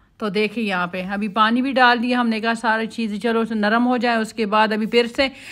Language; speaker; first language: Urdu; native; Urdu